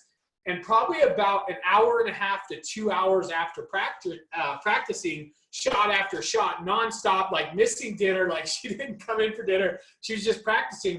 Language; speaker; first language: English; native; English